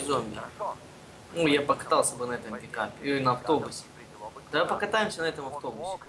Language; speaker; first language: Russian; native; Russian